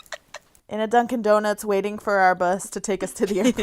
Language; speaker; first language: English; native; English